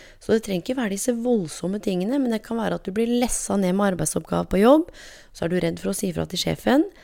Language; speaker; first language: Norwegian; native; Norwegian